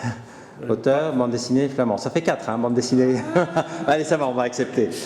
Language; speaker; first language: French; native; French